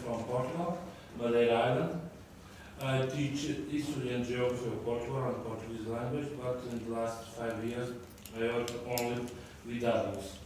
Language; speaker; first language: English; non-native, learner; Portuguese